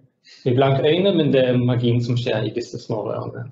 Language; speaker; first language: Norwegian; non-native, fluent; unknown